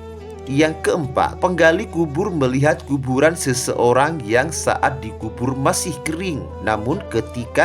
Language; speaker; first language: Indonesian; native; Indonesian